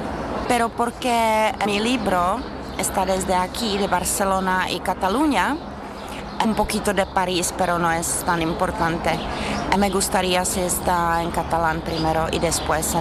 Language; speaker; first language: Spanish; non-native, learner; Czech